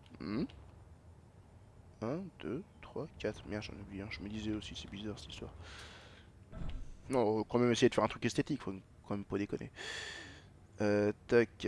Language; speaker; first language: French; native; French